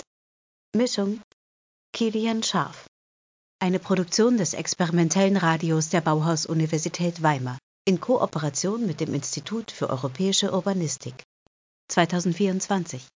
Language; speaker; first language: German; native; German